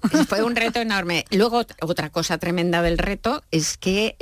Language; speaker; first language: Spanish; native; Spanish